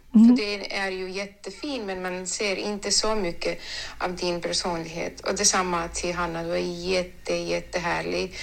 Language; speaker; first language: Swedish; non-native, learner; Estonian